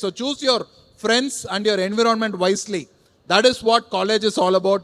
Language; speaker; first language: English; non-native, local second language; Tamil